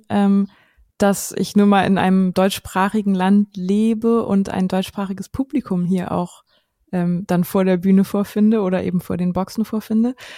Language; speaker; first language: German; native; German